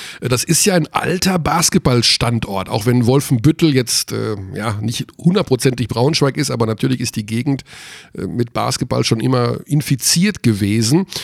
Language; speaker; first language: German; native; German